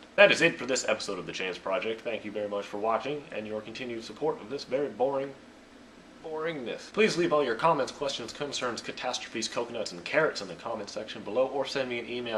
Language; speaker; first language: English; native; English